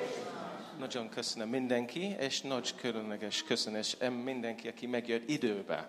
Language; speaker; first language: Hungarian; non-native, learner; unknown